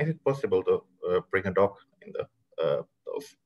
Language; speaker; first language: English; non-native, fluent; Finnish